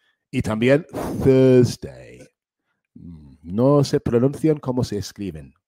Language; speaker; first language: Spanish; native; Spanish